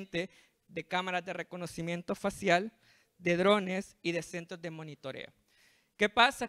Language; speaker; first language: Spanish; native; Spanish